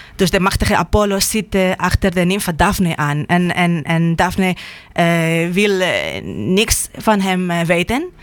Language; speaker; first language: Dutch; non-native, fluent; Spanish